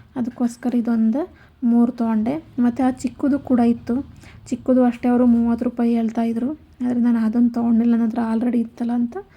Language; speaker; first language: Kannada; native; Kannada